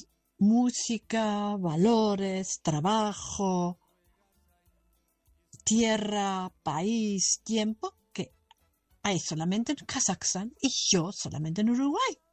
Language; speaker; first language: Spanish; non-native, fluent; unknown